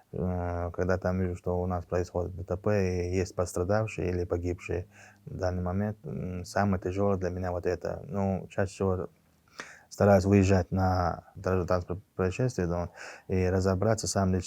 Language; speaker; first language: Russian; non-native, local second language; Chechen